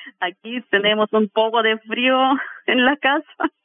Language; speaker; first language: Spanish; non-native, fluent; Russian